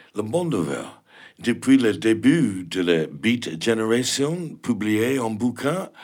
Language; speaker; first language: French; non-native, fluent; English